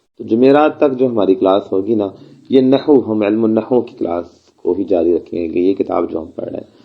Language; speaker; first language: Urdu; non-native, local second language; Baluchi